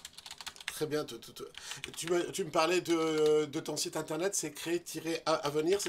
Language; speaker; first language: French; native; French